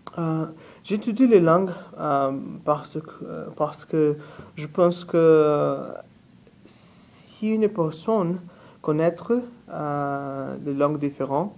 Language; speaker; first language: French; non-native, learner; Portuguese